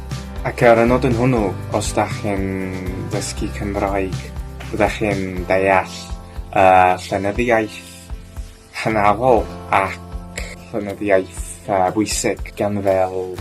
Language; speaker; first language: Welsh; non-native, learner; English